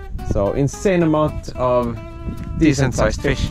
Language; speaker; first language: English; non-native, fluent; Swedish